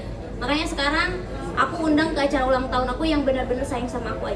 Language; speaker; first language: Indonesian; native; Indonesian